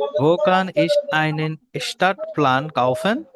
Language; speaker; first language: German; non-native, learner; Bangla